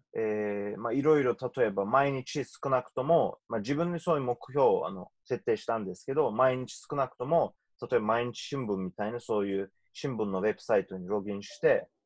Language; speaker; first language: Japanese; non-native, fluent; Turkish